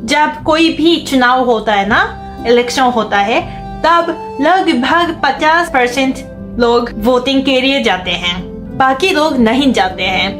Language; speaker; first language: Hindi; non-native, fluent; Japanese